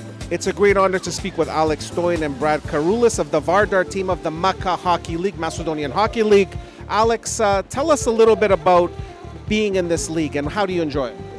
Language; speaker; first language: English; early bilingual, other home language; Macedonian